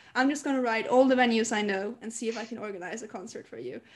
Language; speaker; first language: English; early bilingual, other home language; German